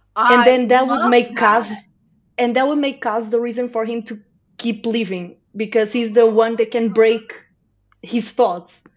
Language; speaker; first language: English; non-native, fluent; Portuguese